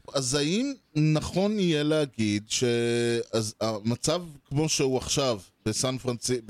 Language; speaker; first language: Hebrew; native; Hebrew